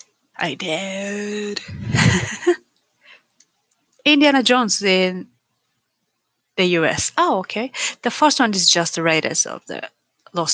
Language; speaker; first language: English; non-native, learner; Japanese